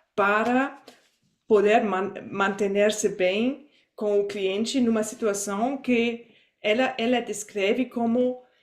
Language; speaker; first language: Portuguese; non-native, fluent; German